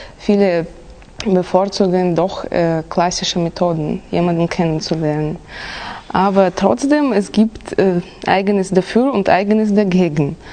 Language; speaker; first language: German; non-native, fluent; Russian